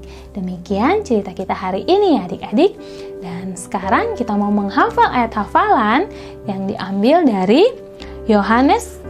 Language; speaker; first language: Indonesian; native; Indonesian